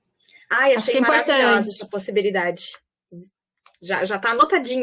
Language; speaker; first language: Portuguese; native; Portuguese